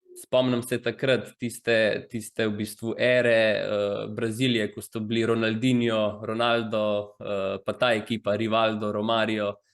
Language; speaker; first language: Slovenian; early bilingual, other home language; Croatian